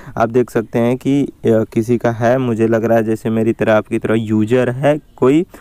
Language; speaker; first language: Hindi; native; Hindi